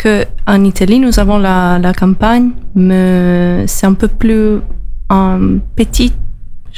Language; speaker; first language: French; non-native, learner; Italian